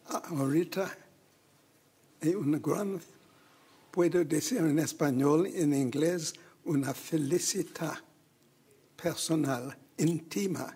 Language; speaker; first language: Spanish; non-native, learner; English